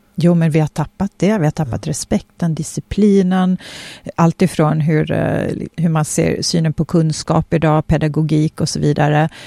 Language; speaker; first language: Swedish; early bilingual, other home language; Polish